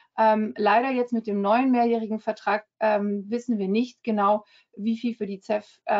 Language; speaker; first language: German; early bilingual, heritage; German